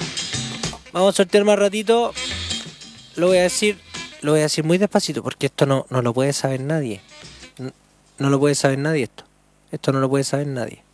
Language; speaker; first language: Spanish; native; Spanish